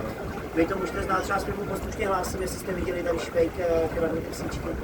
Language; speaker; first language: Czech; native; Czech